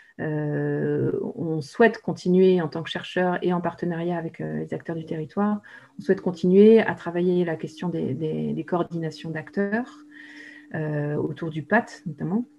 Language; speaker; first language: French; native; French